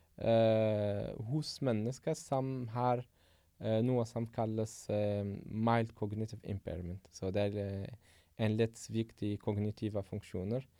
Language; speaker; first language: Norwegian; non-native, fluent; Arabic